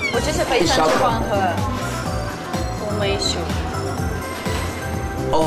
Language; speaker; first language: Chinese; non-native, fluent; Russian